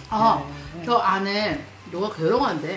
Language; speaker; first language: Korean; non-native, fluent; Chinese